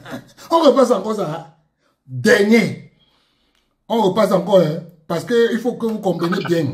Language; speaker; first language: French; native; French